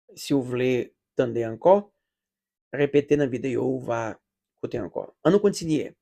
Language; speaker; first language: French; non-native, local second language; Haitian Creole